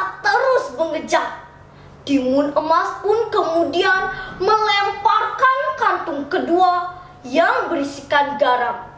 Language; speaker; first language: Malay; non-native, local second language; Balinese